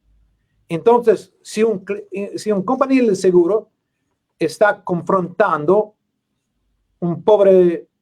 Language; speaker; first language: Spanish; non-native, learner; English